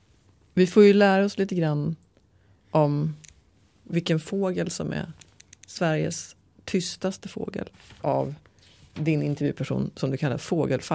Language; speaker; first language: Swedish; native; Swedish